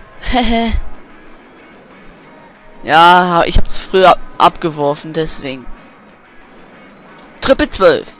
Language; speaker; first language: German; native; German